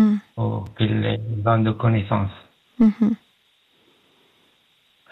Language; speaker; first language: French; non-native, learner; Pashto